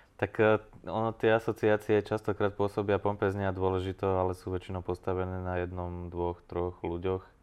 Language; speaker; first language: Slovak; native; Slovak